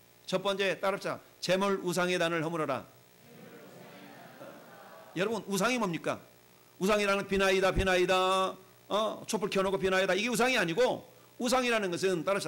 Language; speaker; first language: Korean; native; Korean